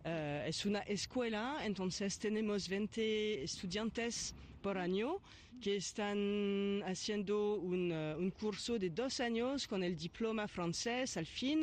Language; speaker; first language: Spanish; non-native, fluent; French